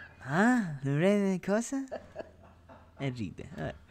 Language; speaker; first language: Italian; native; Italian